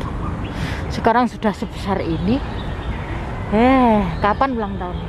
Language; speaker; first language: Indonesian; non-native, local second language; Javanese